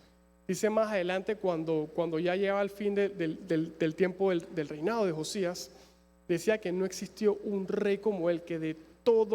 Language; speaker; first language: Spanish; native; Spanish